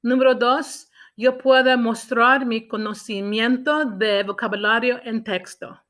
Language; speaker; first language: Spanish; non-native, learner; English